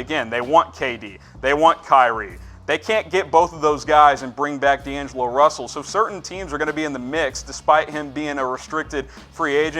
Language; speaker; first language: English; native; English